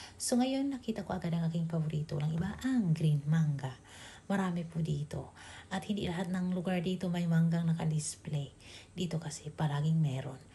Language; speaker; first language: Filipino; native; Filipino